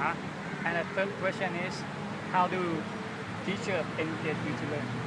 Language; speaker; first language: English; non-native, learner; Thai